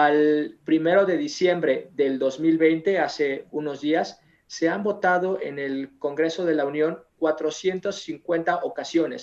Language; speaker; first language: Spanish; native; Spanish